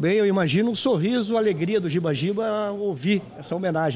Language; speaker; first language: Portuguese; native; Portuguese